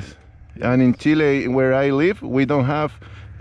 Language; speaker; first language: English; non-native, learner; Spanish